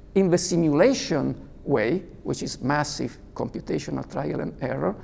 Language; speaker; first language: English; non-native, fluent; Italian